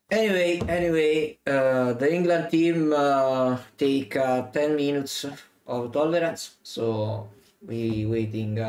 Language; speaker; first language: English; non-native, learner; Italian